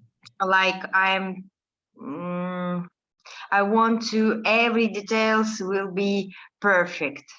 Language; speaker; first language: English; non-native, learner; Russian